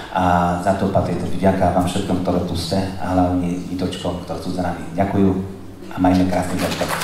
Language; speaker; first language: Slovak; non-native, local second language; Rusyn